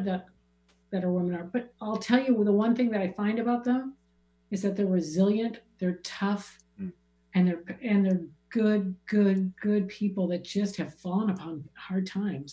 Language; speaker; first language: English; native; English